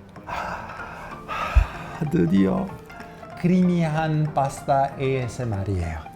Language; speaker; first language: Korean; non-native, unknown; Italian